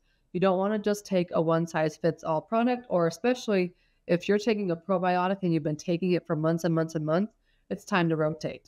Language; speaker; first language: English; native; English